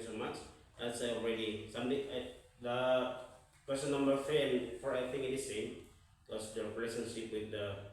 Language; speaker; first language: English; non-native, fluent; Indonesian